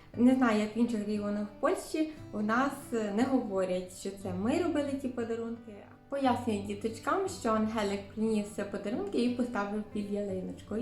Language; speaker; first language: Ukrainian; native; Ukrainian